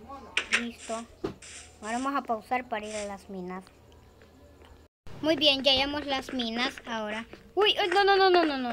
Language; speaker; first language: Spanish; native; Spanish